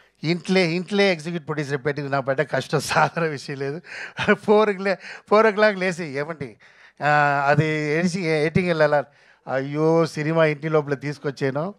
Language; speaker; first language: Telugu; non-native, fluent; Tamil